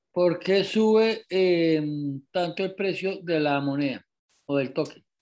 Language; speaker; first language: Spanish; native; Spanish